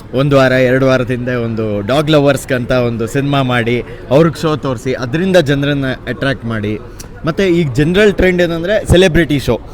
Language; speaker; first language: Kannada; native; Kannada